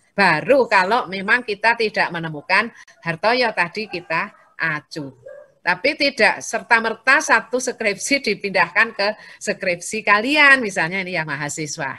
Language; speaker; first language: Indonesian; native; Indonesian